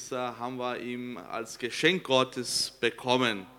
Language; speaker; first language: German; non-native, fluent; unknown